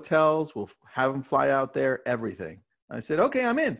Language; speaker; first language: English; native; English